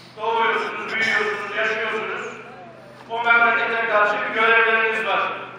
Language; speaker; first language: Turkish; native; Turkish